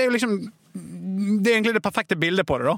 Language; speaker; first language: Norwegian; native; Norwegian